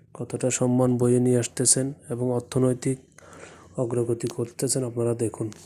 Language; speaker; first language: Bangla; native; Bangla